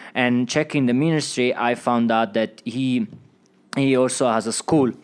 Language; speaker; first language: English; non-native, fluent; Italian